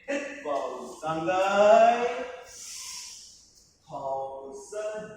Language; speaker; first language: Vietnamese; non-native, learner; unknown